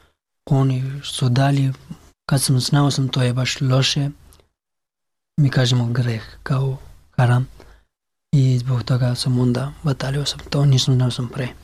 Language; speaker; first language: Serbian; non-native, learner; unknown